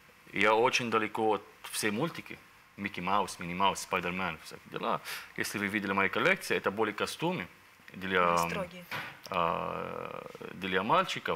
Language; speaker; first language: Russian; non-native, learner; Arabic